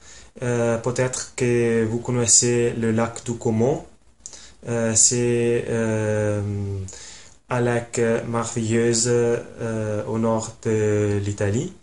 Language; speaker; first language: French; non-native, learner; Italian